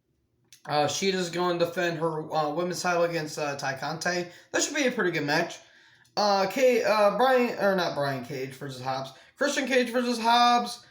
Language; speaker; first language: English; native; English